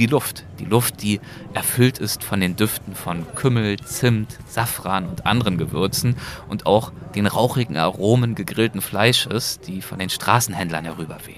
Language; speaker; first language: German; native; German